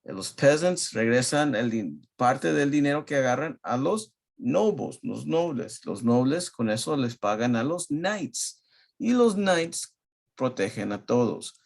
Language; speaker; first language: Spanish; early bilingual, heritage; Spanish